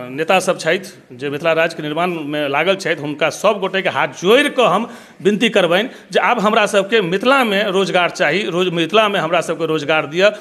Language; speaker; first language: Maithili; native; Maithili